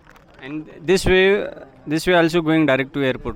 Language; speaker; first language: English; non-native, local second language; Filipino